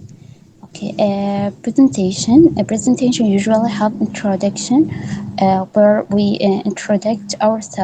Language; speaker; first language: English; non-native, learner; Arabic